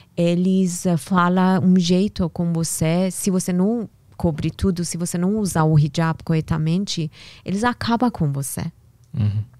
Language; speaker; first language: Portuguese; non-native, learner; Persian